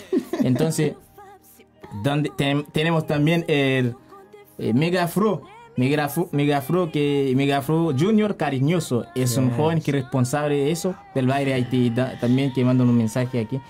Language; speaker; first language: Spanish; non-native, learner; Haitian Creole